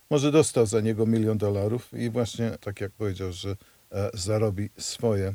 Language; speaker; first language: Polish; non-native, fluent; English